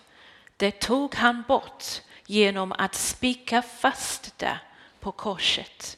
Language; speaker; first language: Swedish; non-native, fluent; English